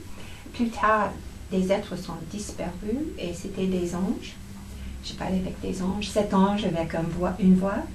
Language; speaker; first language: French; non-native, fluent; English